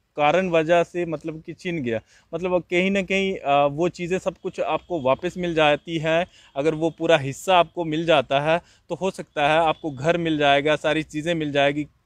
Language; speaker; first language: Hindi; native; Hindi